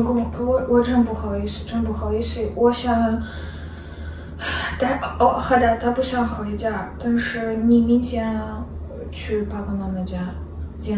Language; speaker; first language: Chinese; non-native, learner; Ukrainian